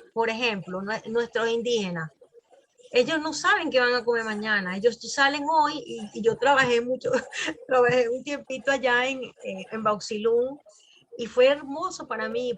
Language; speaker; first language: Spanish; native; Spanish